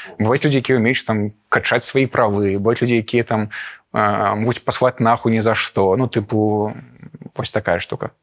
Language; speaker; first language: Belarusian; non-native, local second language; Russian